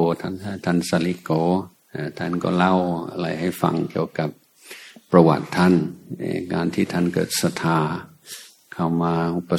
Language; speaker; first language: Thai; native; Thai